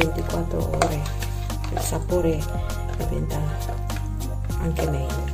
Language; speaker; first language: Italian; non-native, learner; Indonesian